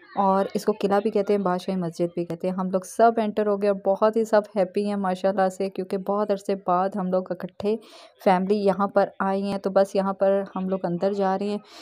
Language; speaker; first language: Urdu; native; Urdu